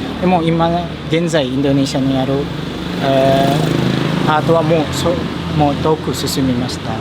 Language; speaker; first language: Japanese; non-native, fluent; Indonesian